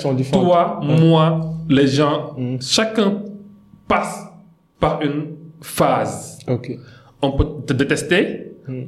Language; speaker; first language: French; non-native, local second language; Wolof